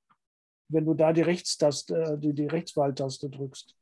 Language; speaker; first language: German; native; German